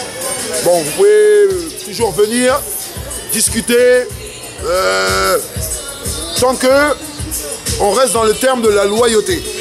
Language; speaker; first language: French; native; French